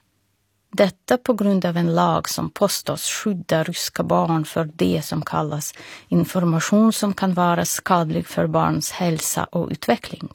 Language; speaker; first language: Swedish; non-native, fluent; Russian